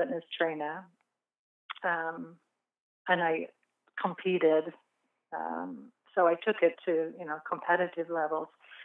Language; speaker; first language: English; native; English